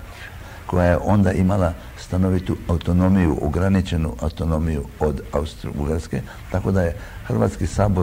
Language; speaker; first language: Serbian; early bilingual, heritage; Croatian